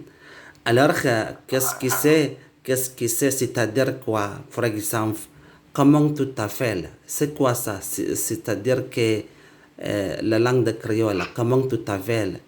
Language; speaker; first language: French; non-native, learner; Indonesian